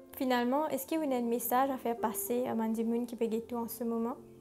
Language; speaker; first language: French; non-native, local second language; Morisyen